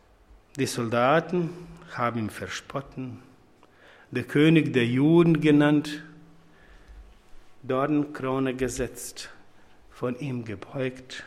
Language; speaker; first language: German; non-native, fluent; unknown